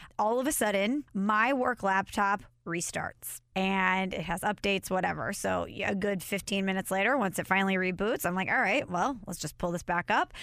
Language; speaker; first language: English; native; English